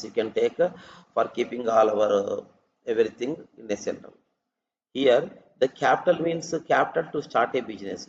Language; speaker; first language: English; non-native, local second language; Telugu